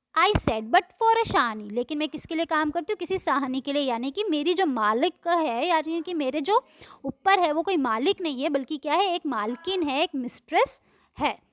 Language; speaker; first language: Hindi; native; Hindi